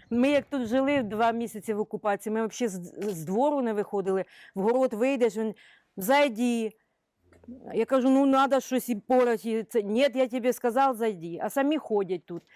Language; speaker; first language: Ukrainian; native; Ukrainian